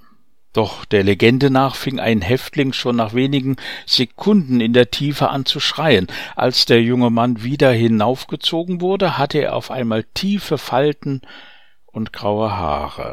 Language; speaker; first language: German; native; German